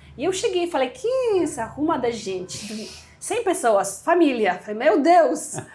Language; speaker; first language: Portuguese; non-native, fluent; Polish